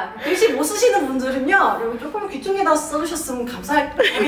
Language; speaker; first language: Korean; native; Korean